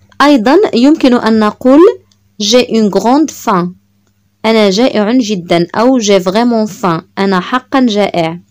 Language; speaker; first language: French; non-native, local second language; Arabic